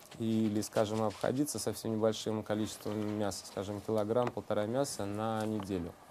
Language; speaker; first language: Russian; native; Russian